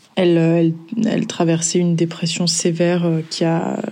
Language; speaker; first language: French; native; French